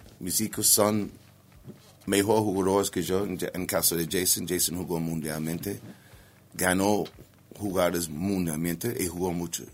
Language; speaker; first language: Spanish; non-native, learner; English